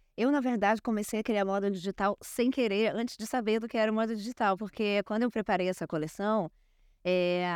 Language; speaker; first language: Portuguese; native; Portuguese